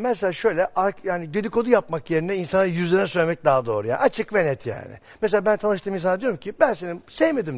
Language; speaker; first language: Turkish; native; Turkish